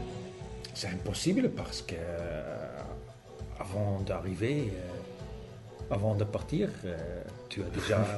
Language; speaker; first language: French; non-native, learner; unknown